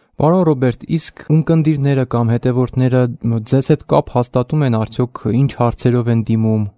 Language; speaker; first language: Armenian; native; Armenian